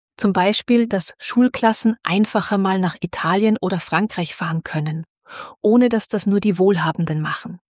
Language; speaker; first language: German; native; German